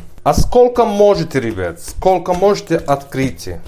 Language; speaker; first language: Russian; non-native, learner; Turkish